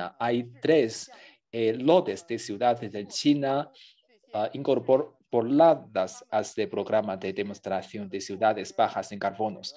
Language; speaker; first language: Spanish; non-native, fluent; Chinese